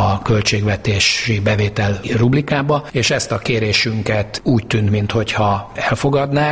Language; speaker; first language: Hungarian; native; Hungarian